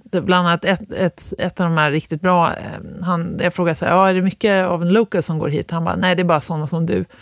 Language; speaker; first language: Swedish; native; Swedish